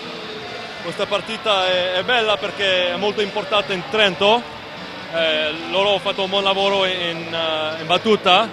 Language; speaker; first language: Italian; non-native, learner; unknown